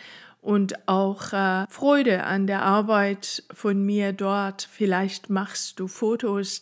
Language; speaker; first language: German; non-native, fluent; Persian